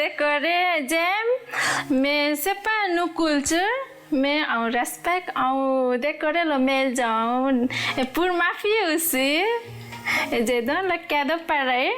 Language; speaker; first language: French; non-native, learner; Nepali